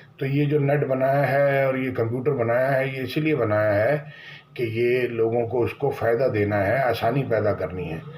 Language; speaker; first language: Urdu; native; Urdu